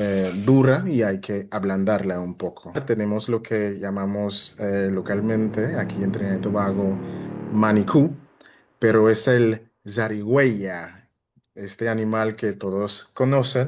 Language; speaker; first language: Spanish; non-native, fluent; English